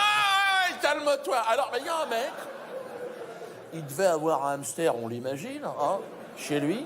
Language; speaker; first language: French; native; French